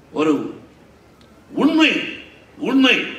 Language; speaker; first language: Tamil; non-native, learner; Telugu